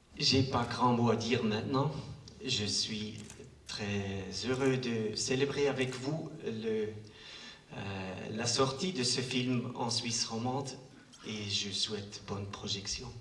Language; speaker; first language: French; non-native, local second language; German